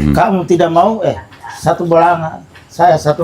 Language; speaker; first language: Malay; non-native, local second language; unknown